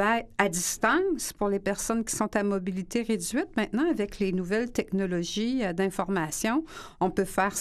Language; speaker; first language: French; native; French